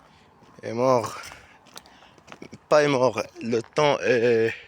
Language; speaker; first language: French; non-native, learner; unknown